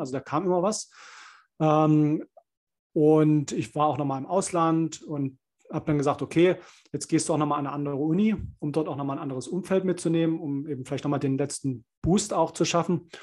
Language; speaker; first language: German; native; German